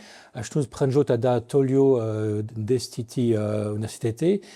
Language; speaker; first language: Lithuanian; non-native, fluent; French